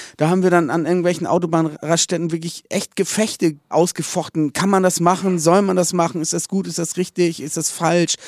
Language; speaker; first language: German; native; German